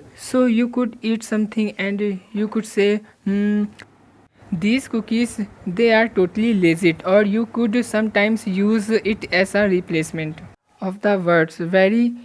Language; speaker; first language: English; non-native, local second language; Hindi